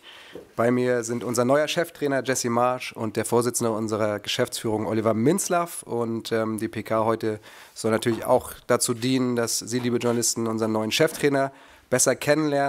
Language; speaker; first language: German; native; German